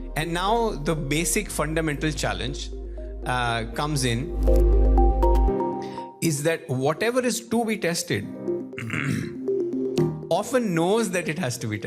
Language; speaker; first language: English; non-native, local second language; Punjabi